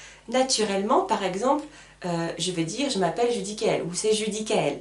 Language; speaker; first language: French; native; French